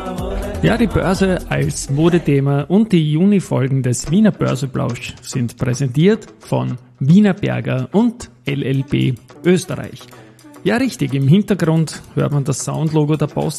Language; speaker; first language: German; native; German